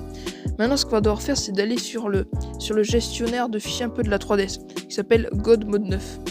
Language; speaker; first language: French; native; French